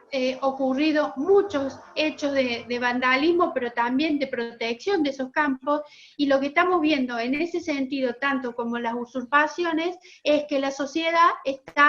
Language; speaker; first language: Spanish; native; Spanish